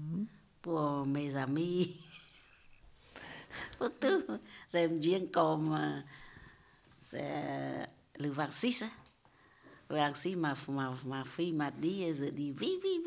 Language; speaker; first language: French; non-native, learner; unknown